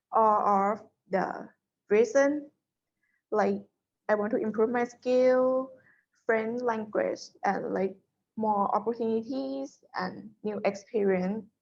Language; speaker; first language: English; non-native, learner; Thai